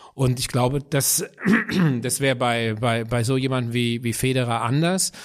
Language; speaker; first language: German; native; German